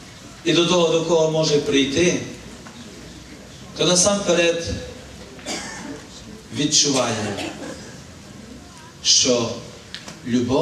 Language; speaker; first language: Ukrainian; native; Ukrainian